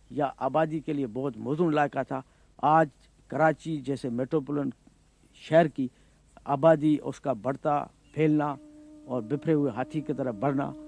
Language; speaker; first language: Urdu; non-native, local second language; Sindhi